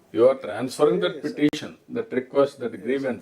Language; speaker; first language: English; non-native, local second language; Telugu